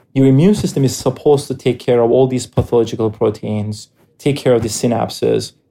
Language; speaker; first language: English; non-native, fluent; Greek